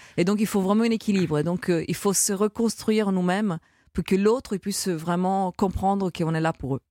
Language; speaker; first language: French; non-native, fluent; Italian